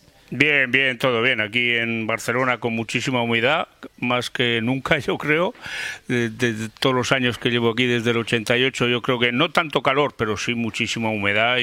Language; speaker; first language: Spanish; native; Spanish